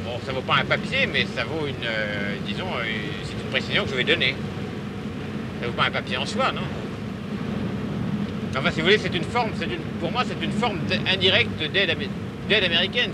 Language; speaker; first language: French; native; French